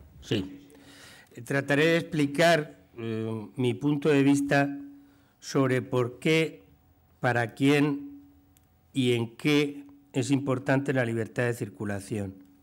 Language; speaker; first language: Spanish; native; Spanish